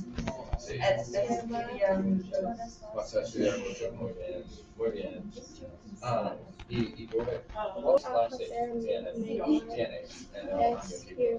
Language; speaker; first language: Spanish; non-native, learner; English